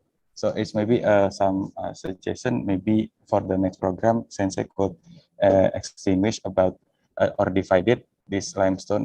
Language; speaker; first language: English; non-native, fluent; Indonesian